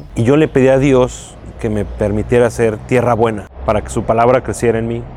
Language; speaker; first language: Spanish; native; Spanish